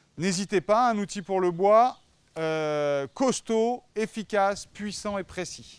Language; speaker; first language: French; native; French